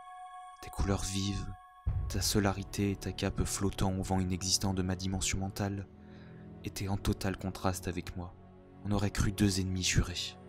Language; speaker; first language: French; native; French